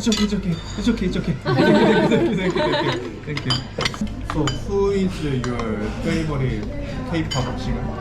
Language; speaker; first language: English; non-native, learner; Korean